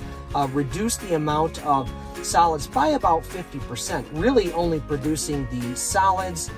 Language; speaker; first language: English; native; English